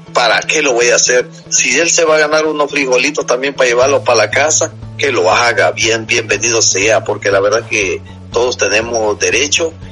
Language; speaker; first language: Spanish; native; Spanish